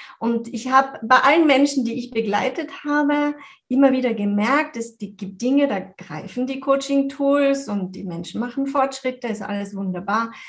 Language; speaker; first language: German; non-native, fluent; French